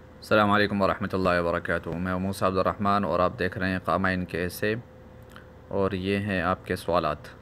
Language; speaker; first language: Urdu; non-native, local second language; Pashto